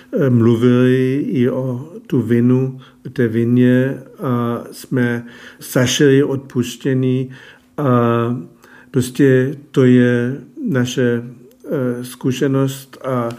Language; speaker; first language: Czech; non-native, fluent; German